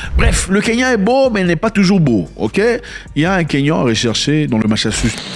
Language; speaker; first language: French; non-native, local second language; Lingala